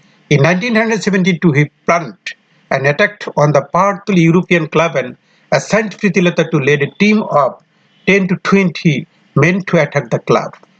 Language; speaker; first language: English; non-native, local second language; Bangla